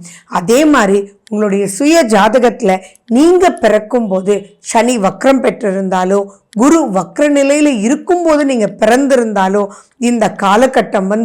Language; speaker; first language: Tamil; native; Tamil